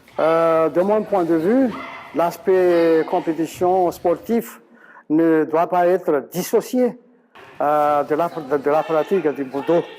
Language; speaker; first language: French; non-native, local second language; Malagasy